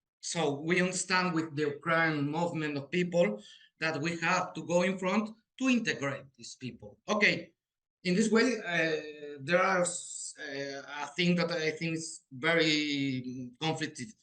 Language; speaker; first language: English; non-native, fluent; Spanish